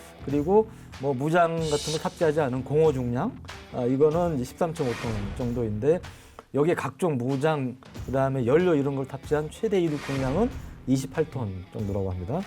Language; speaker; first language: Korean; native; Korean